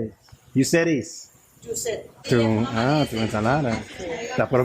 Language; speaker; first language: Spanish; non-native, learner; English